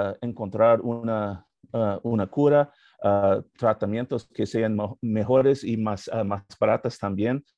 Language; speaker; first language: Spanish; non-native, learner; English